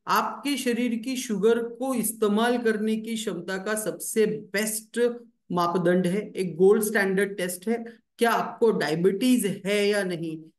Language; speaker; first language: Hindi; native; Hindi